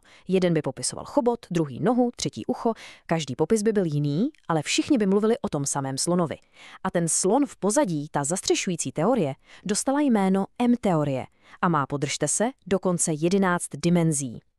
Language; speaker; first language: Czech; native; Czech